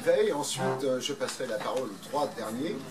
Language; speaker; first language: French; native; French